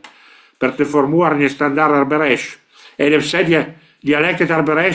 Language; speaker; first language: Albanian; non-native, learner; Italian